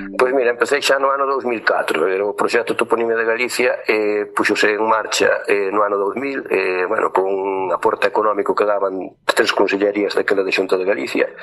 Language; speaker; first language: Galician; native; Galician